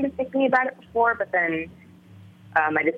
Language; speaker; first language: English; early bilingual, other home language; Vietnamese